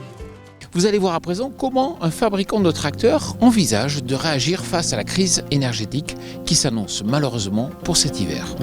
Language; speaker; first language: French; native; French